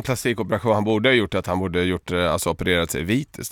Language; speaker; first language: Swedish; native; Swedish